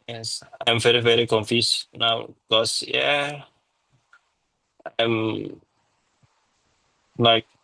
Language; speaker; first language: English; non-native, learner; Indonesian